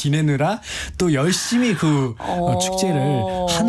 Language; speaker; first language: Korean; non-native, fluent; Nepali